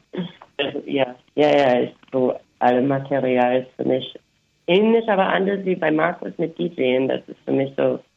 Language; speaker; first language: German; non-native, fluent; English